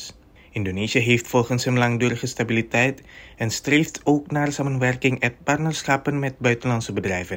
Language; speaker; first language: Dutch; non-native, fluent; Indonesian